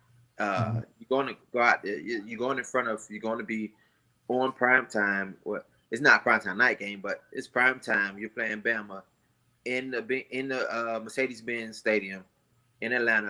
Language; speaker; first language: English; native; English